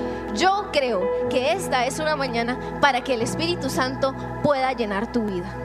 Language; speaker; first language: Spanish; native; Spanish